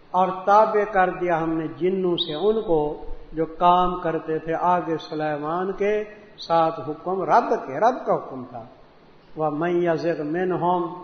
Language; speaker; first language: Urdu; non-native, local second language; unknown